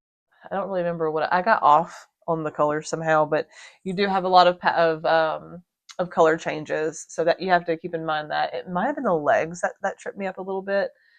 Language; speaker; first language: English; native; English